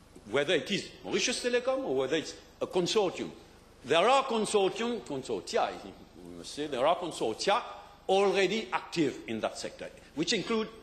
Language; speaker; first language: English; non-native, local second language; French